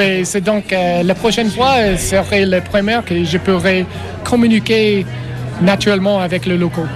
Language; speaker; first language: French; non-native, learner; English